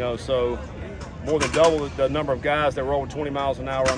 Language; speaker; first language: English; native; English